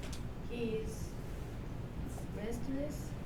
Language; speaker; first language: English; non-native, learner; Japanese